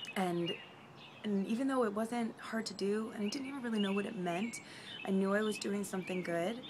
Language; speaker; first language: English; native; English